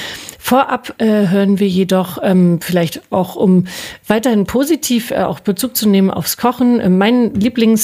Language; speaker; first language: German; native; German